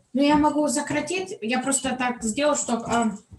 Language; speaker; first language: Russian; early bilingual, heritage; Russian